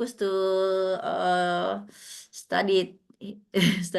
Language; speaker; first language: English; non-native, learner; Indonesian